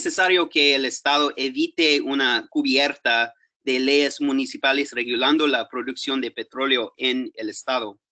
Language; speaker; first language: Spanish; non-native, fluent; English